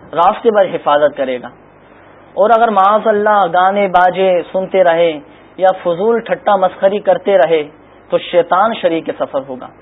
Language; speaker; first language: Urdu; native; Urdu